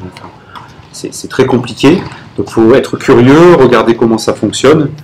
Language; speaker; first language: French; native; French